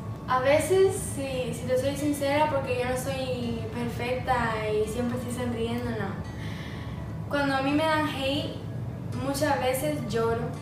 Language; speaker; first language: Spanish; early bilingual, heritage; Spanish